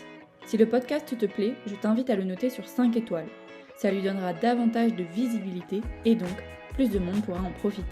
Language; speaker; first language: French; native; French